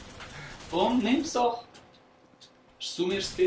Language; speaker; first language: German; native; German